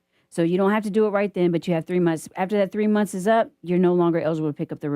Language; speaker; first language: English; native; English